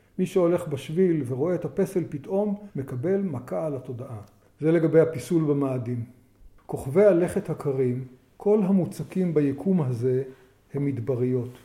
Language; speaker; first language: Hebrew; native; Hebrew